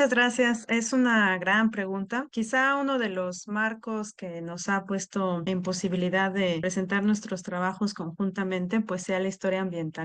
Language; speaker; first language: Spanish; native; Spanish